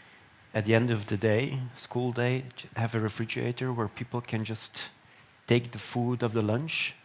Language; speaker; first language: English; non-native, fluent; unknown